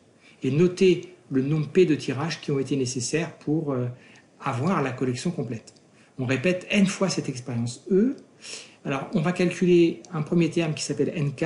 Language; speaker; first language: French; native; French